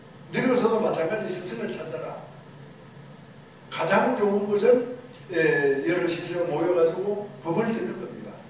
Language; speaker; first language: Korean; native; Korean